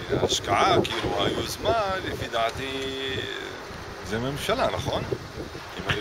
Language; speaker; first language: Hebrew; non-native, local second language; Arabic